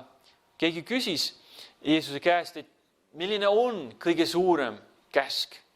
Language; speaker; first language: Estonian; non-native, fluent; English